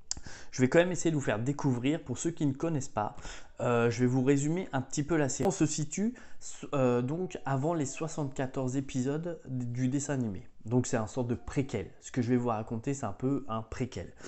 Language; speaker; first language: French; native; French